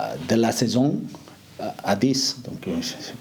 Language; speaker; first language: French; non-native, fluent; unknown